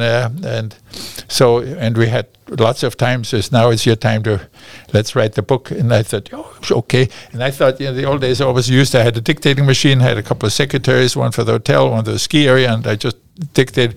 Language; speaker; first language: English; non-native, fluent; German